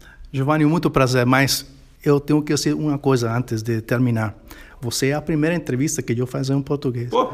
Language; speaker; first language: Portuguese; non-native, fluent; Spanish